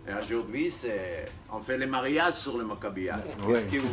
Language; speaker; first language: French; non-native, fluent; Hebrew